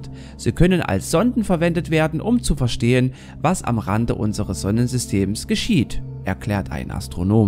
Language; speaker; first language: German; native; German